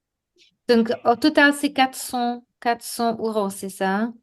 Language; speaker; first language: French; non-native, learner; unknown